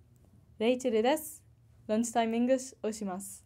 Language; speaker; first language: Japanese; non-native, fluent; English